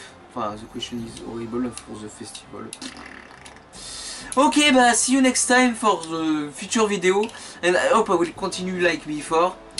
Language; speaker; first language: English; non-native, learner; French